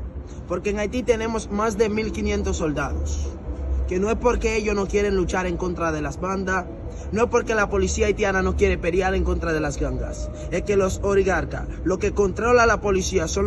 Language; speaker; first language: Spanish; non-native, fluent; Haitian Creole